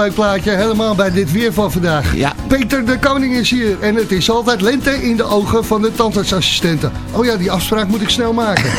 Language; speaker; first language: Dutch; native; Dutch